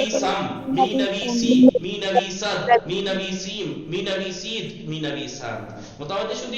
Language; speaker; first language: Persian; non-native, fluent; Urdu